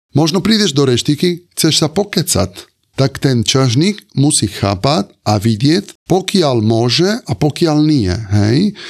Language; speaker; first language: Slovak; non-native, fluent; Italian